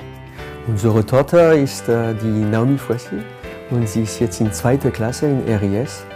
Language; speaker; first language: German; non-native, fluent; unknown